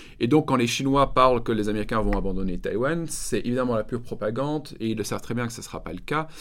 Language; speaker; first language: French; native; French